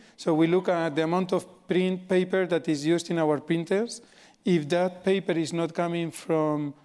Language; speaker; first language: English; non-native, fluent; Spanish